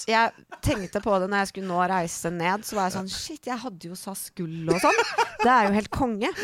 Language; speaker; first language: Norwegian; early bilingual, other home language; Persian